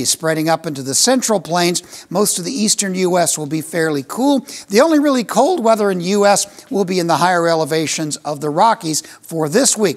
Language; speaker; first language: English; native; English